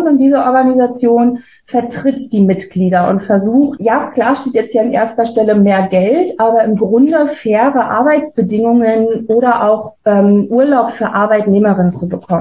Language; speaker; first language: German; native; German